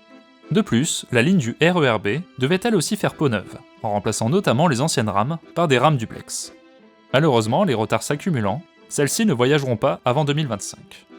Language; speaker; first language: French; native; French